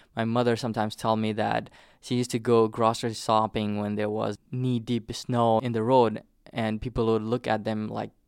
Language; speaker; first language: English; non-native, fluent; Nepali